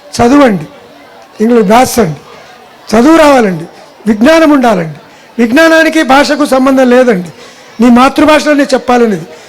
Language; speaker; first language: Telugu; non-native, local second language; Kannada